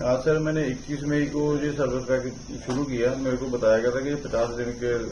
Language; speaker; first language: Hindi; non-native, local second language; Punjabi